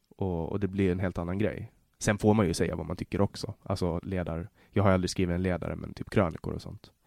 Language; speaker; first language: Swedish; native; Swedish